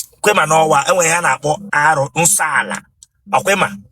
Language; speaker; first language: Igbo; native; Igbo